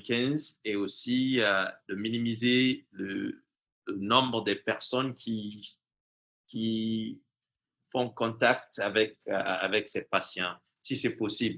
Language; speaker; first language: French; non-native, fluent; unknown